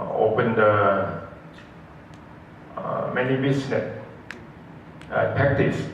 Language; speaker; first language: English; non-native, learner; Thai